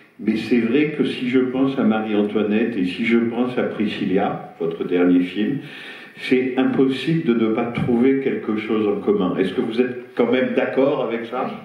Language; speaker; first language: French; native; French